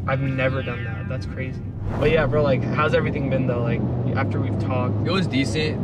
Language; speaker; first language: English; native; English